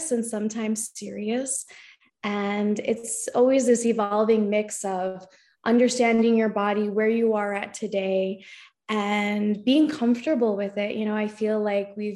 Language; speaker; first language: English; native; English